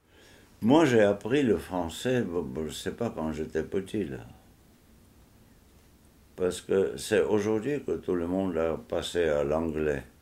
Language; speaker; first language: French; non-native, fluent; Georgian